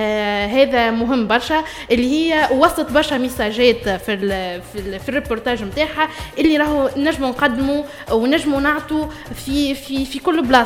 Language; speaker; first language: Arabic; native; Arabic